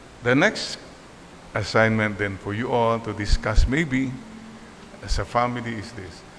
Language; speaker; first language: English; non-native, local second language; Filipino